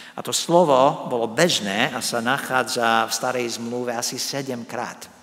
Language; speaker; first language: Slovak; non-native, fluent; English